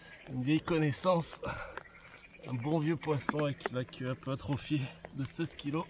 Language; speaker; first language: French; native; French